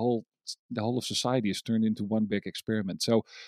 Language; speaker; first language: English; non-native, fluent; Dutch